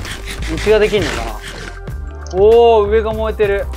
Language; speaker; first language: Japanese; native; Japanese